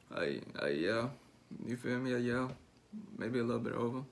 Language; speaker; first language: English; native; English